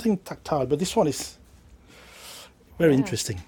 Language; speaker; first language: English; non-native, fluent; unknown